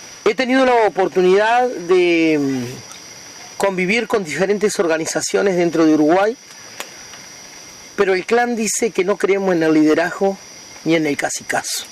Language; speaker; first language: Spanish; native; Spanish